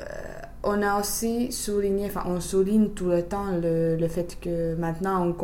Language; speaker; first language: French; non-native, fluent; Finnish